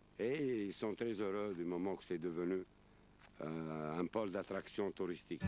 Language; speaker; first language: French; non-native, local second language; Arabic